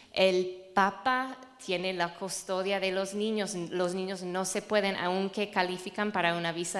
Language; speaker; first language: Spanish; non-native, fluent; English